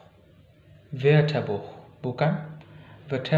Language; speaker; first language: German; non-native, fluent; Indonesian